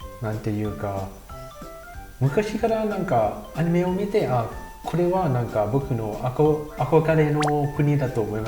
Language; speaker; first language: Japanese; non-native, learner; Thai